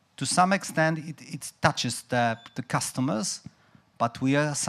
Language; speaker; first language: English; non-native, fluent; Polish